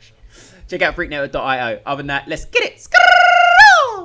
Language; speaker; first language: English; native; English